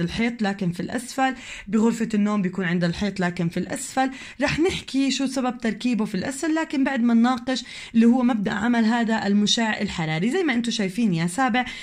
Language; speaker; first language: Arabic; native; Arabic